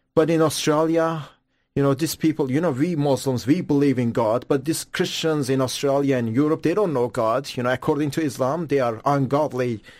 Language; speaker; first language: English; non-native, fluent; Persian